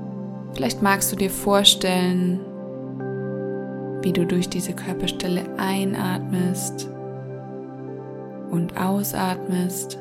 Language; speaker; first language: German; native; German